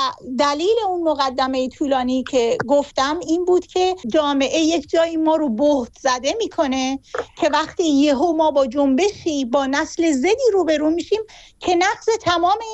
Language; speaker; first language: Persian; native; Persian